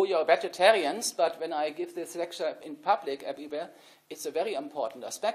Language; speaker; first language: English; non-native, fluent; German